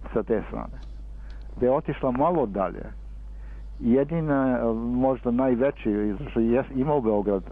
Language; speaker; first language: Serbian; early bilingual, heritage; Serbian